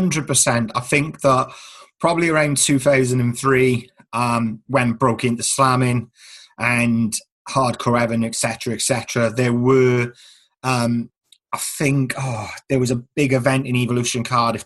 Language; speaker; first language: English; native; English